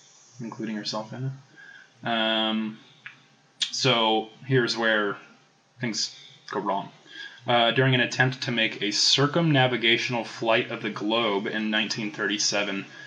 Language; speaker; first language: English; native; English